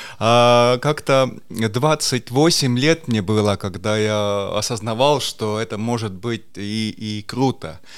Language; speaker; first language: Russian; non-native, local second language; Estonian